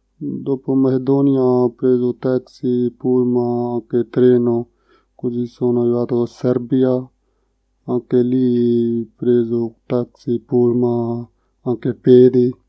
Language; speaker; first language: Italian; non-native, learner; Punjabi